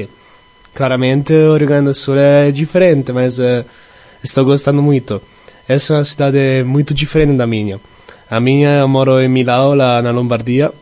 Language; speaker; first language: Portuguese; non-native, learner; Italian